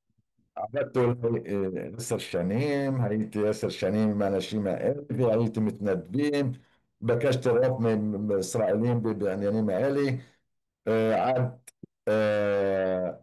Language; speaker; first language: Hebrew; non-native, local second language; Arabic